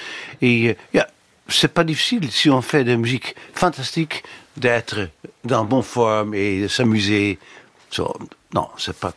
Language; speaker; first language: French; non-native, fluent; Dutch